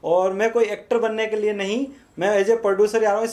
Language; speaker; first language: Hindi; native; Hindi